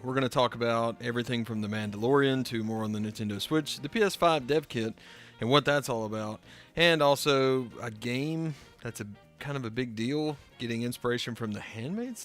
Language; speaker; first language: English; native; English